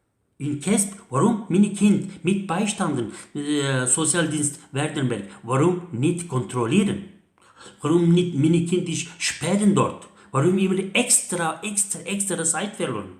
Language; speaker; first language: German; non-native, learner; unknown